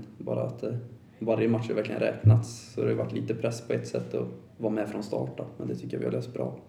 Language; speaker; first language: Swedish; native; Swedish